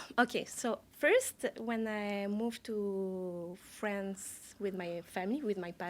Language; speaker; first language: English; non-native, learner; French